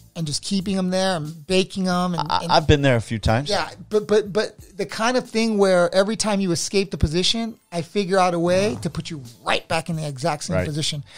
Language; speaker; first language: English; native; English